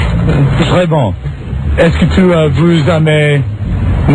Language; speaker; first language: French; non-native, learner; English